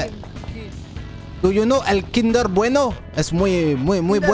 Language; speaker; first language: Spanish; non-native, learner; French